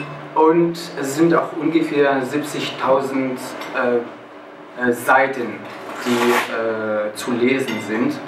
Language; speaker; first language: German; non-native, fluent; French